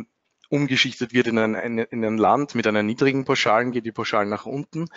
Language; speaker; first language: German; native; German